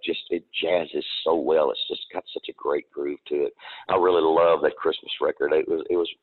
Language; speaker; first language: English; native; English